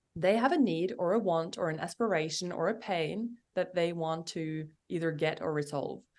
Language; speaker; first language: English; non-native, fluent; Norwegian